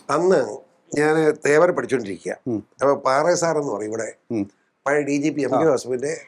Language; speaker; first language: Malayalam; native; Malayalam